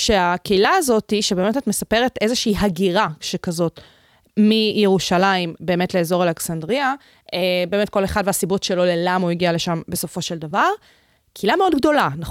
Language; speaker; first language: Hebrew; native; Hebrew